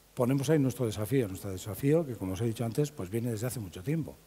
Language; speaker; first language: Spanish; native; Spanish